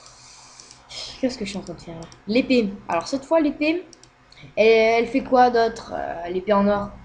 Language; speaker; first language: French; native; French